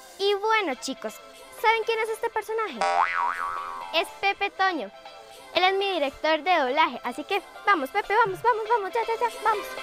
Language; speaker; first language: Spanish; native; Spanish